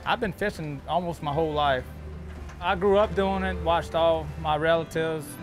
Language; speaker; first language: English; native; English